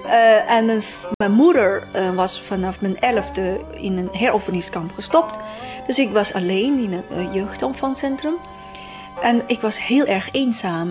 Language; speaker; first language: Dutch; non-native, fluent; Chinese